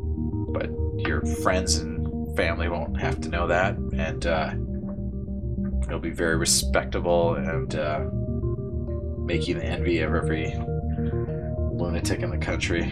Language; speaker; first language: English; native; English